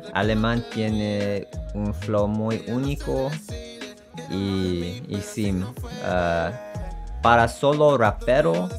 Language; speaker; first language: Spanish; non-native, learner; English